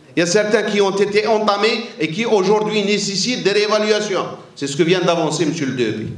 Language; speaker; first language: French; non-native, local second language; Arabic